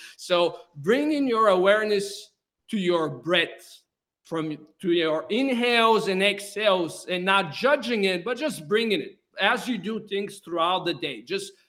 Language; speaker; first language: English; non-native, fluent; Bulgarian